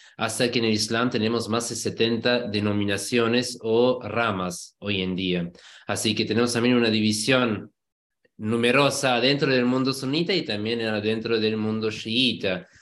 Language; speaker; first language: Spanish; non-native, fluent; German